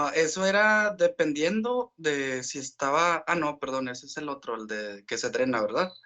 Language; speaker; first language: Spanish; native; Spanish